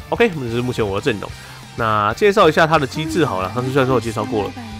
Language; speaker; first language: Chinese; native; Chinese